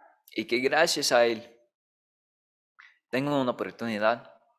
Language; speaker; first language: Spanish; non-native, fluent; English